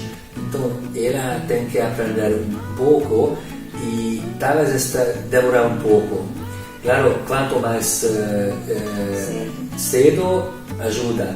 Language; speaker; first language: Portuguese; non-native, learner; Hungarian